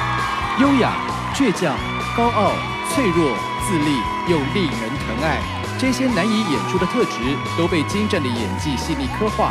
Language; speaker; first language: Chinese; native; Chinese